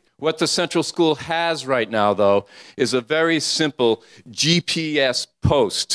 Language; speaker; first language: English; native; English